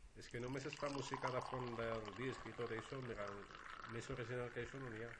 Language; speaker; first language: Catalan; non-native, fluent; Arabic